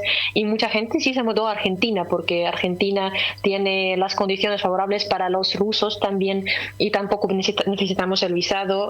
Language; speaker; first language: Spanish; non-native, fluent; Russian